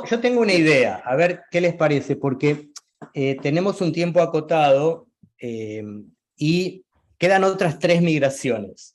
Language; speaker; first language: Spanish; native; Spanish